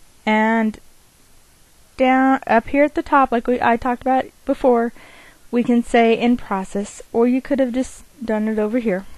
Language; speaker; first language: English; native; English